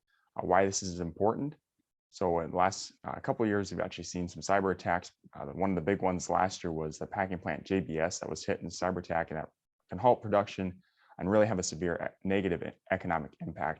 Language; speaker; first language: English; native; English